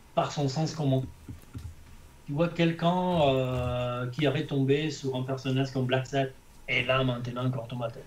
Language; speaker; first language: French; non-native, fluent; Spanish